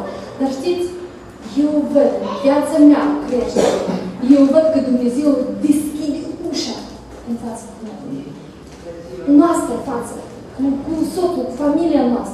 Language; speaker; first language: Romanian; non-native, learner; Russian